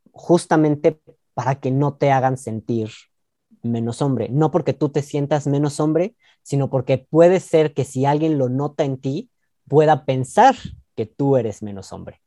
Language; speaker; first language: Spanish; native; Spanish